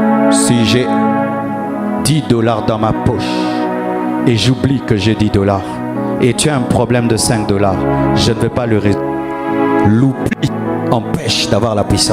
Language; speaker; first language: French; non-native, local second language; Lingala